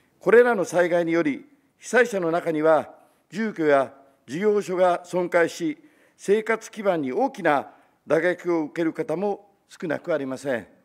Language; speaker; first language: Japanese; native; Japanese